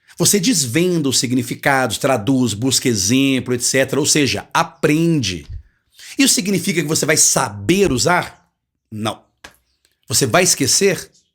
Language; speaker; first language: Portuguese; native; Portuguese